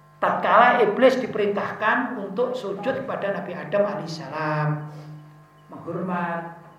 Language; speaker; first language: Indonesian; non-native, local second language; Javanese